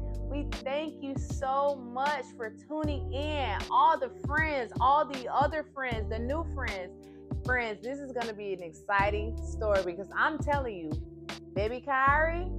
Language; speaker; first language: English; native; English